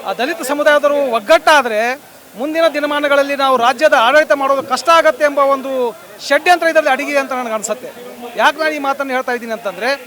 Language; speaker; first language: Kannada; native; Kannada